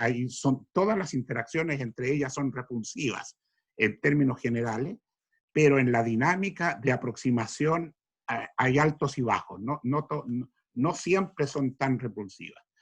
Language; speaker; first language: Spanish; native; Spanish